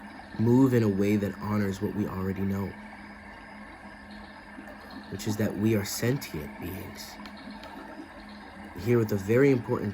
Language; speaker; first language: English; native; English